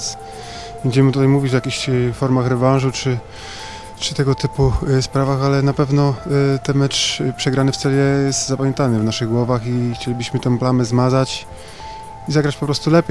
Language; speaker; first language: Polish; native; Polish